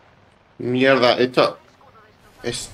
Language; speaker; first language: Spanish; native; Spanish